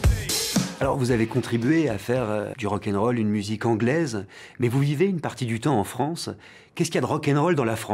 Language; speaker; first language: French; native; French